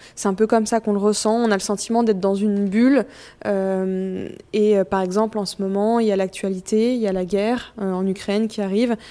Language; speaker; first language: French; native; French